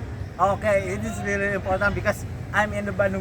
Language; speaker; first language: English; non-native, learner; Indonesian